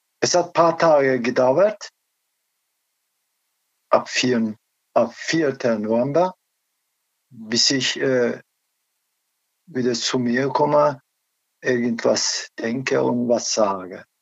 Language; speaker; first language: German; non-native, learner; Turkish